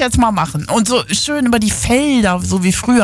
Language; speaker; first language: German; native; German